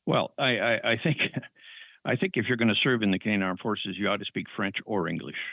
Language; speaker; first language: English; non-native, fluent; French